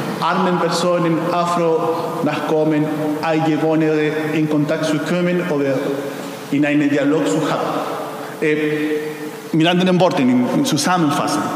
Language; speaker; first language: German; non-native, fluent; Spanish